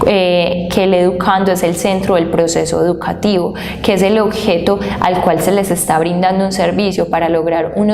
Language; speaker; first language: Spanish; native; Spanish